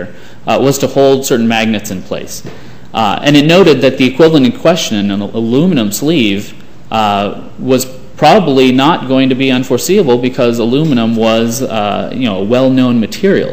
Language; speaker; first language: English; native; English